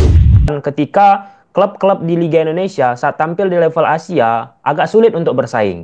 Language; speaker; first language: Indonesian; native; Indonesian